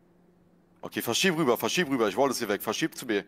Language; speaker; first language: German; native; German